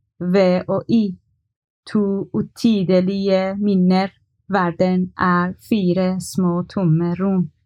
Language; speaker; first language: Norwegian; non-native, learner; Persian